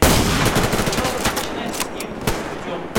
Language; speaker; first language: Russian; native; Russian